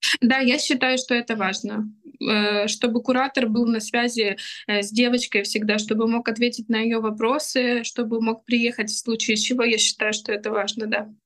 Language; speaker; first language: Russian; native; Russian